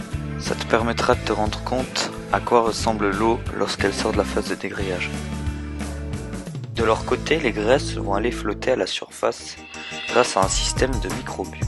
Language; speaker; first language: French; native; French